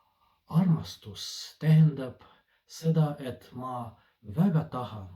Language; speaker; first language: Estonian; non-native, fluent; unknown